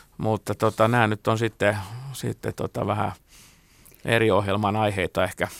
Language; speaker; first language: Finnish; non-native, local second language; Swedish